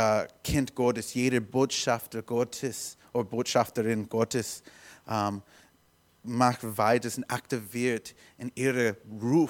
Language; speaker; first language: German; non-native, learner; English